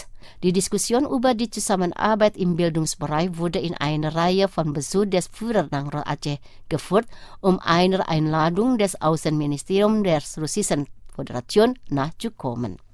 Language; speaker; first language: German; non-native, fluent; Indonesian